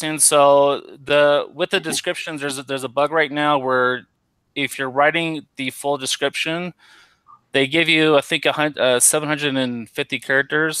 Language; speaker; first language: English; native; English